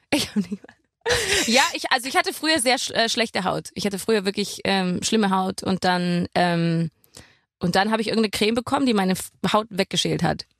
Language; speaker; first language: German; non-native, fluent; English